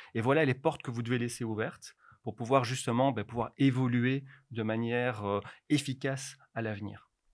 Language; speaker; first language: French; native; French